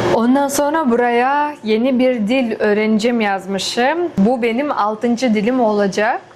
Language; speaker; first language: Turkish; non-native, fluent; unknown